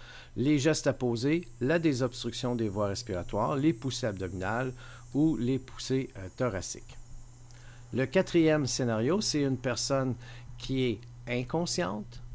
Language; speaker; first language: French; native; French